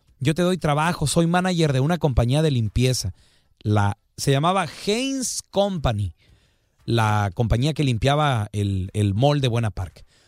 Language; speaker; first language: Spanish; native; Spanish